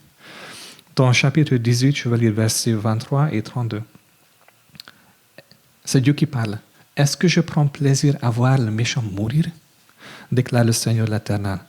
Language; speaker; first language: French; non-native, fluent; English